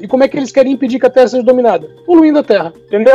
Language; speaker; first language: Portuguese; native; Portuguese